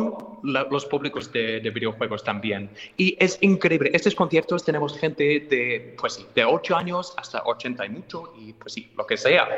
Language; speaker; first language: Spanish; non-native, fluent; English